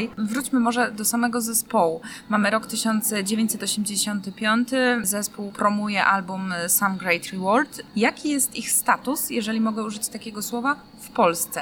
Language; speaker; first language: Polish; native; Polish